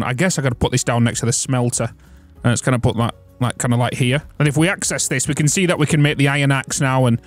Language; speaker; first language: English; native; English